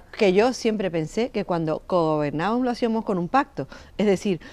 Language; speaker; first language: Spanish; native; Spanish